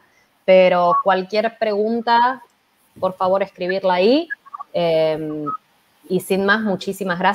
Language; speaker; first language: Spanish; native; Spanish